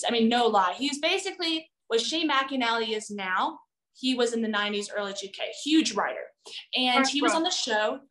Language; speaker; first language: English; native; English